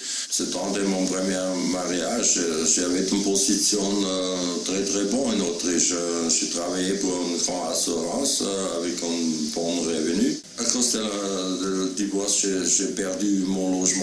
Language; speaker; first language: French; non-native, learner; German